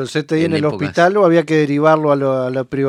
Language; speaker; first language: Spanish; native; Spanish